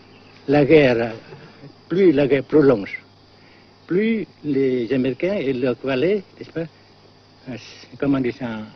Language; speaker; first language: French; non-native, fluent; Vietnamese